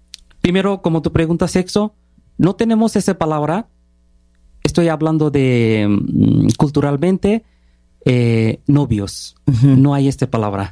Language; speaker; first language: Spanish; non-native, learner; Bangla